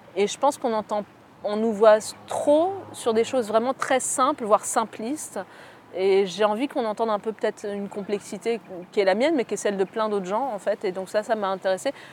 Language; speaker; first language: French; native; French